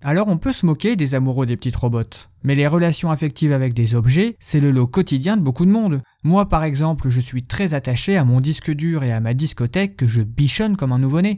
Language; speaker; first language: French; native; French